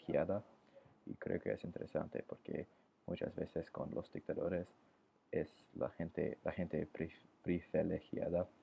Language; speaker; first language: Spanish; non-native, learner; English